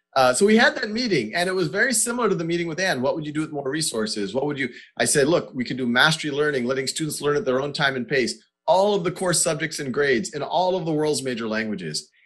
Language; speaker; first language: English; native; English